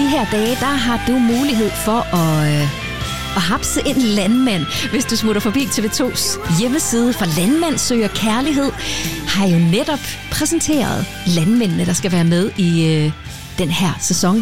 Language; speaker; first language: Danish; native; Danish